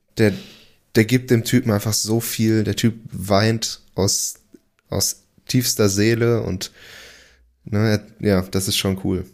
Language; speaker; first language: German; early bilingual, other home language; Portuguese